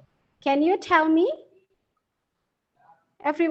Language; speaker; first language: English; non-native, learner; Indonesian